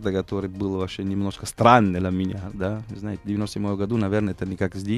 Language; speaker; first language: Russian; non-native, fluent; Italian